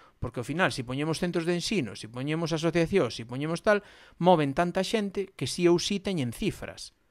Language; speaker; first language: Galician; non-native, local second language; Spanish